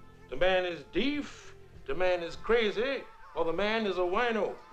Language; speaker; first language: English; early bilingual, other home language; Spanish